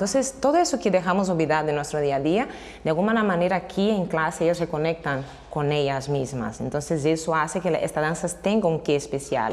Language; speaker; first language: Spanish; non-native, fluent; Portuguese